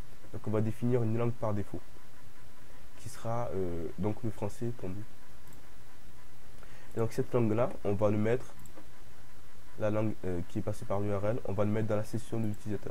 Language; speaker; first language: French; native; French